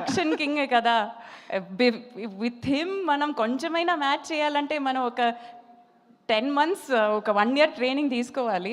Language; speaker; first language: Telugu; non-native, fluent; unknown